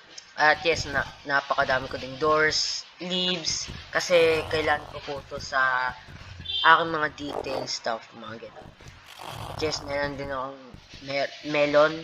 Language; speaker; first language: Filipino; native; Filipino